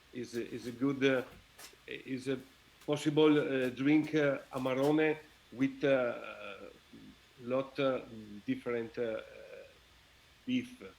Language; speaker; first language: English; non-native, learner; Italian